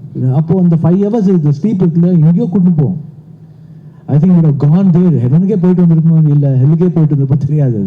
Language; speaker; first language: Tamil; non-native, local second language; Kannada